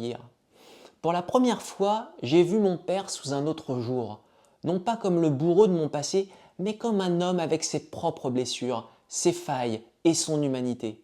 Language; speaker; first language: French; native; French